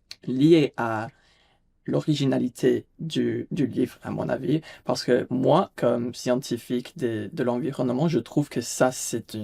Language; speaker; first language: French; non-native, fluent; English